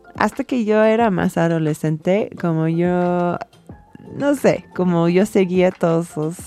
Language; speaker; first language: Spanish; non-native, fluent; English